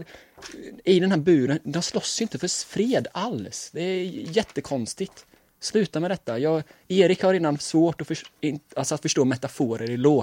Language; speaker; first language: Swedish; native; Swedish